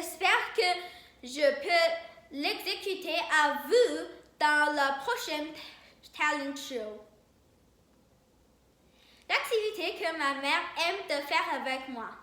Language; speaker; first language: French; non-native, learner; Chinese